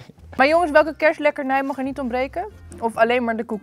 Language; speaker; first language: Dutch; native; Dutch